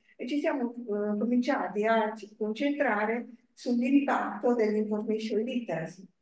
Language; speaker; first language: Italian; native; Italian